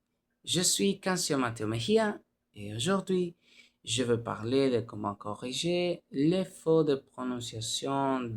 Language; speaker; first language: French; non-native, learner; Spanish